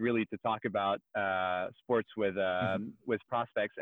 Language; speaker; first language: English; non-native, fluent; French